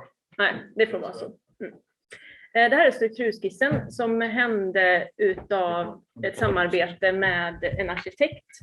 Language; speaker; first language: Swedish; native; Swedish